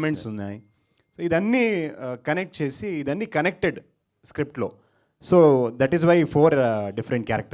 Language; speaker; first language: Telugu; non-native, local second language; Kannada